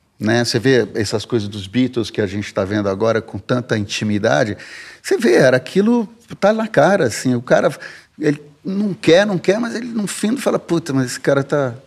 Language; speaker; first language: Portuguese; early bilingual, heritage; Portuguese